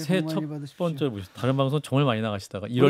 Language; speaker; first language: Korean; native; Korean